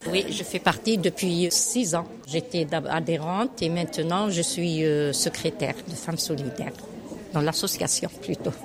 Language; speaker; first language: French; non-native, local second language; Arabic